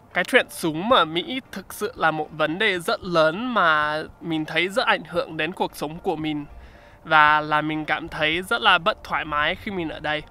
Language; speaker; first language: Vietnamese; non-native, fluent; English